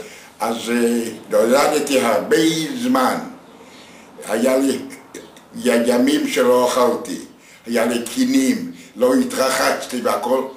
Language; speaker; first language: Hebrew; non-native, fluent; Yiddish